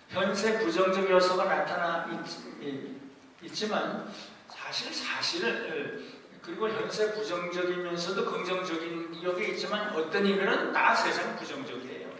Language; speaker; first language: Korean; native; Korean